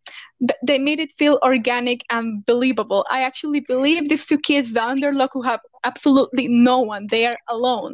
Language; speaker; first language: English; non-native, fluent; Spanish